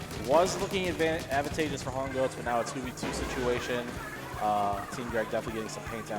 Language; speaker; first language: English; native; English